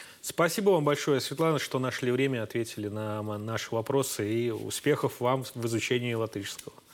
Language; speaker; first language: Russian; native; Russian